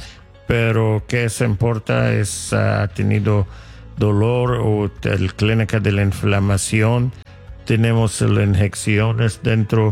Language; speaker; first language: Spanish; non-native, fluent; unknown